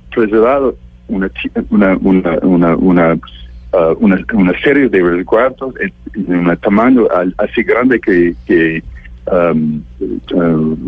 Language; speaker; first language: Spanish; non-native, fluent; English